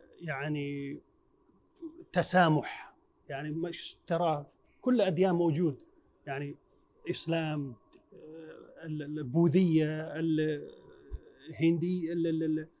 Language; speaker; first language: Arabic; non-native, fluent; Chinese